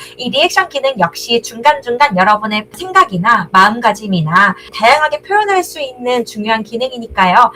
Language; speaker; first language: Korean; native; Korean